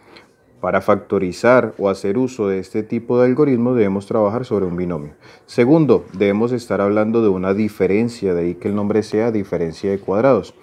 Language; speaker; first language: Spanish; native; Spanish